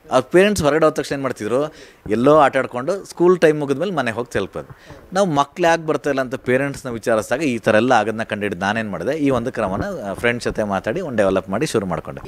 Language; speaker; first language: Kannada; native; Kannada